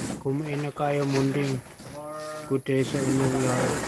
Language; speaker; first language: Filipino; non-native, learner; German